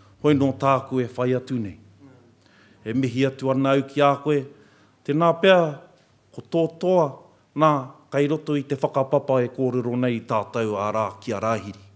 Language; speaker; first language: Māori; native; Māori